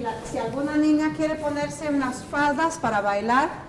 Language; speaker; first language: Spanish; non-native, local second language; Quechua